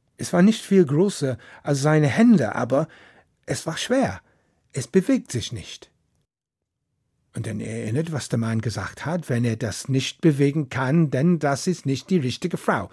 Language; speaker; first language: German; non-native, fluent; English